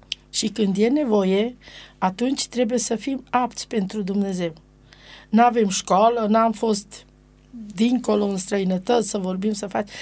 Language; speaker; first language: Romanian; non-native, local second language; Romany